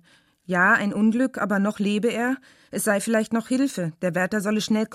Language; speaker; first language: German; native; German